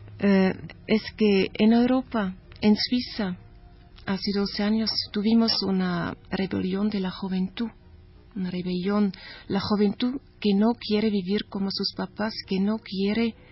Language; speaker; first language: Spanish; non-native, learner; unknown